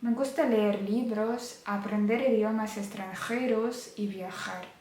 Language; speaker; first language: Spanish; non-native, fluent; Ukrainian